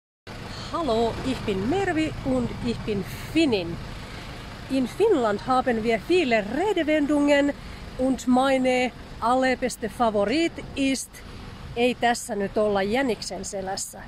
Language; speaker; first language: German; non-native, learner; Finnish